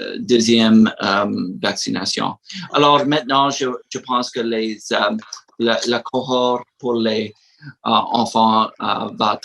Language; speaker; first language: French; non-native, learner; English